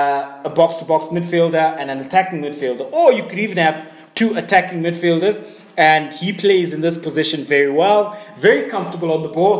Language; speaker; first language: English; native; English